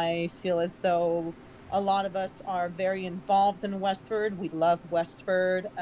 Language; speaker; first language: English; native; English